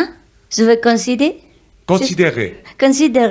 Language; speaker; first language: French; non-native, learner; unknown